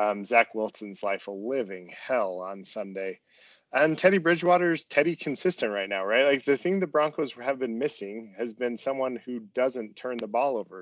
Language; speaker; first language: English; native; English